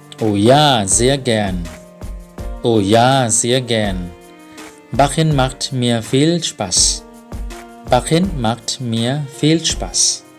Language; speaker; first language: German; non-native, fluent; Thai